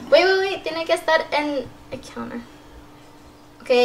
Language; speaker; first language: Spanish; early bilingual, heritage; Spanish